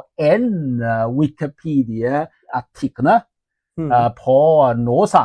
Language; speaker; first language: Norwegian; non-native, learner; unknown